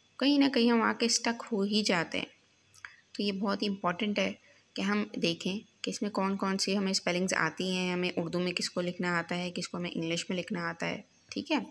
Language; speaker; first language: Urdu; native; Urdu